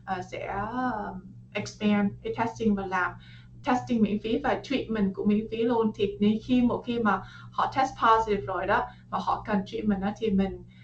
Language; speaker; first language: Vietnamese; early bilingual, heritage; Vietnamese